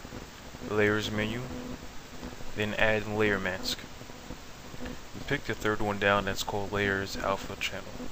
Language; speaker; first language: English; native; English